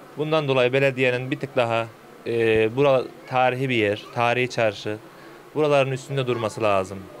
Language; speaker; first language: Turkish; native; Turkish